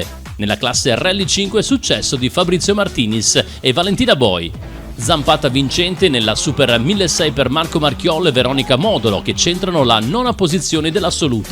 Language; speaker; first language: Italian; native; Italian